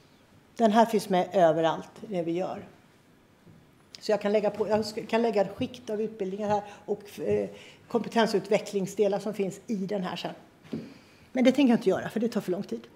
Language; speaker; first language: Swedish; native; Swedish